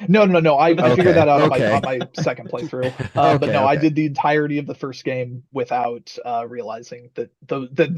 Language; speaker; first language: English; native; English